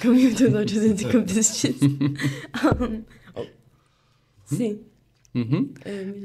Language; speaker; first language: Portuguese; non-native, learner; English